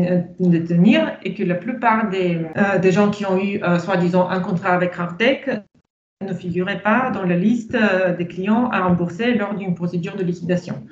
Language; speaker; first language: French; non-native, fluent; Bulgarian